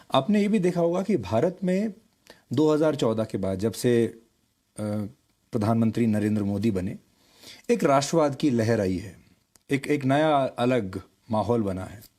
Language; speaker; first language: Hindi; native; Hindi